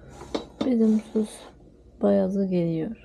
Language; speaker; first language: Turkish; non-native, learner; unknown